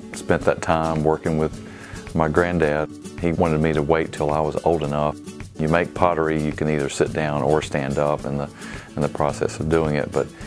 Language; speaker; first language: English; native; English